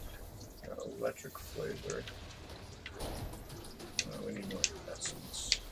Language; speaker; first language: English; native; English